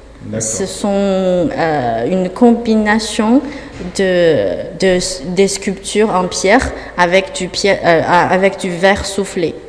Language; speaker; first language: French; non-native, fluent; Chinese